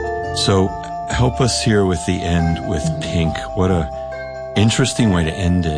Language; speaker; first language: English; native; English